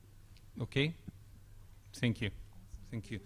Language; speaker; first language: English; non-native, fluent; Spanish